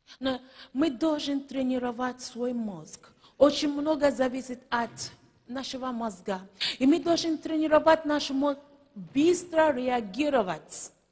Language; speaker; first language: Russian; non-native, fluent; Yoruba